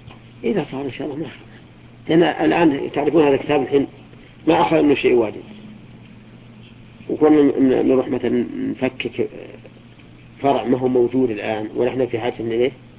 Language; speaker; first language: Arabic; native; Arabic